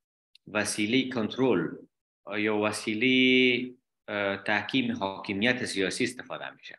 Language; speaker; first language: Persian; native; Persian